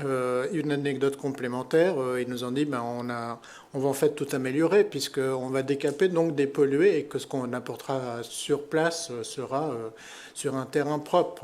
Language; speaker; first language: French; native; French